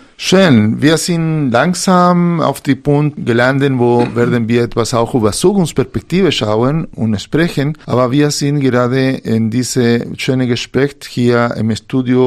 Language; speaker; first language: German; non-native, fluent; Spanish